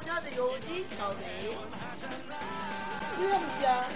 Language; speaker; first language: Chinese; non-native, learner; Korean